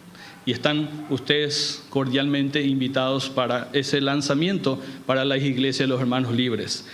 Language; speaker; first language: Spanish; native; Spanish